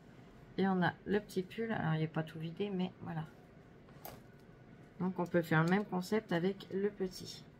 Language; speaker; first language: French; native; French